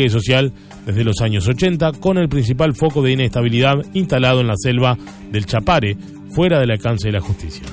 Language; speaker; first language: Spanish; native; Spanish